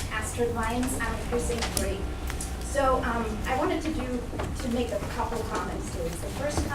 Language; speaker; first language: English; non-native, fluent; German